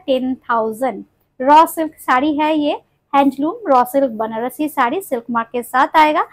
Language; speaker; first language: Hindi; non-native, local second language; Bangla